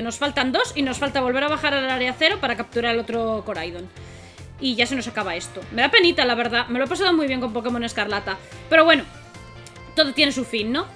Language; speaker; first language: Spanish; native; Spanish